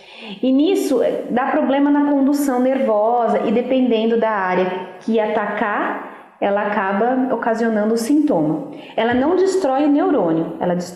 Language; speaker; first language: Portuguese; native; Portuguese